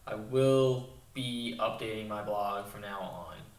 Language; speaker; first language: English; native; English